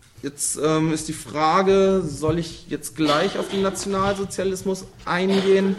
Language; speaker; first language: German; native; German